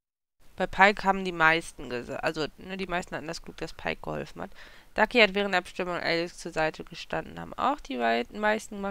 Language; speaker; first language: German; native; German